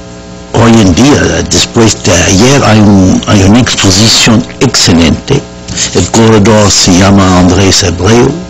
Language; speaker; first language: Spanish; non-native, learner; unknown